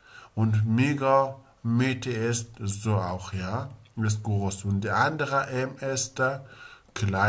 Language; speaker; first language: German; non-native, learner; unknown